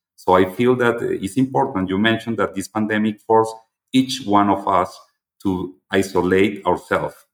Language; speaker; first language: English; non-native, fluent; Spanish